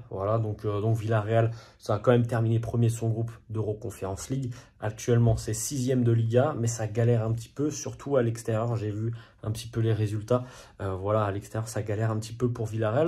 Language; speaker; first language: French; native; French